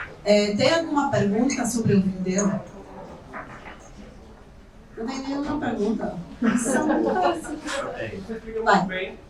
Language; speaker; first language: Portuguese; non-native, fluent; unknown